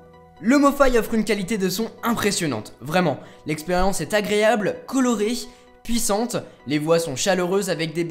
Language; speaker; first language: French; native; French